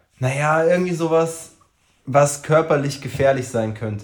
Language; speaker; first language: German; native; German